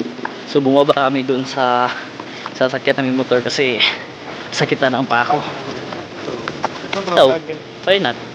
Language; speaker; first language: Filipino; non-native, local second language; Cebuano